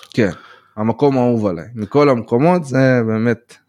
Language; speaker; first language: Hebrew; early bilingual, other home language; Russian